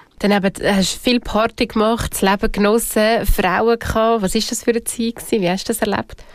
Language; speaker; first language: German; native; German